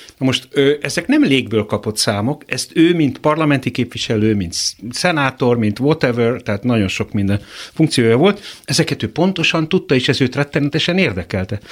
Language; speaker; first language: Hungarian; native; Hungarian